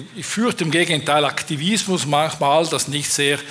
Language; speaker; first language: German; non-native, fluent; French